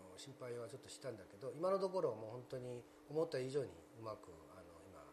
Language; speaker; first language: Japanese; non-native, fluent; Korean